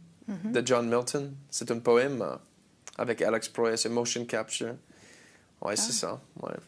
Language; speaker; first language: French; non-native, learner; English